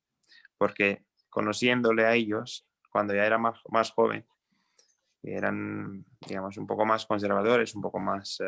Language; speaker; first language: Spanish; non-native, fluent; Croatian